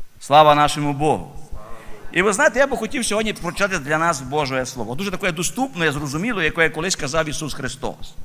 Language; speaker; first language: Ukrainian; native; Ukrainian